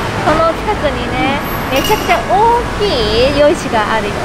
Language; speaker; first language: Japanese; non-native, fluent; Chinese